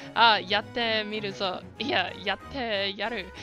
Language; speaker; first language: Japanese; non-native, learner; English